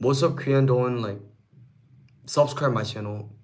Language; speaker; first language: English; non-native, fluent; Korean